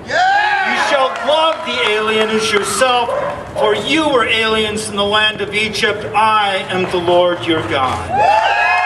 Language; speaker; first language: English; native; English